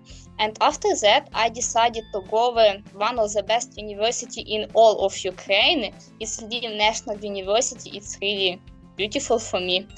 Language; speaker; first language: English; non-native, learner; Ukrainian